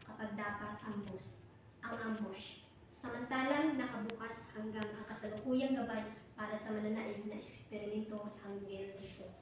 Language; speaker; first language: Filipino; non-native, local second language; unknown